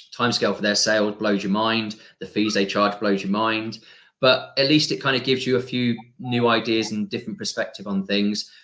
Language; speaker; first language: English; native; English